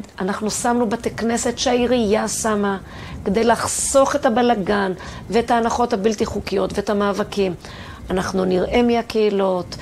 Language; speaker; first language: Hebrew; native; Hebrew